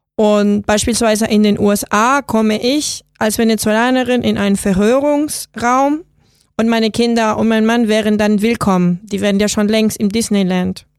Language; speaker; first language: German; non-native, fluent; Spanish